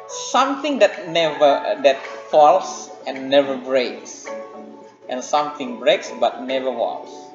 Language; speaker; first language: English; non-native, fluent; Indonesian